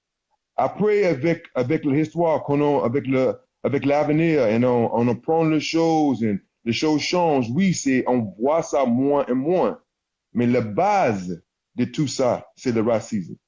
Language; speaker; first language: French; non-native, learner; English